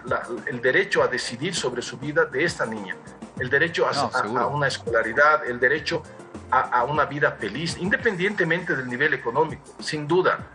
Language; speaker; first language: Spanish; native; Spanish